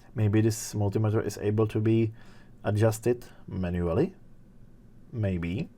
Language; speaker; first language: English; non-native, fluent; Czech